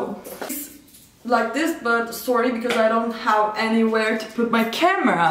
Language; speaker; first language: English; non-native, fluent; Turkish